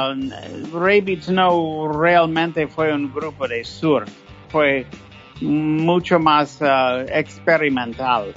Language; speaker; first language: Spanish; non-native, fluent; English